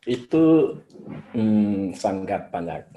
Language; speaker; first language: Indonesian; non-native, fluent; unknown